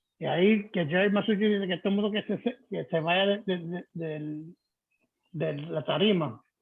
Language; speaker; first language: Spanish; early bilingual, heritage; Spanish